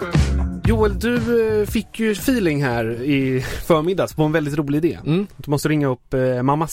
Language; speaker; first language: Swedish; native; Swedish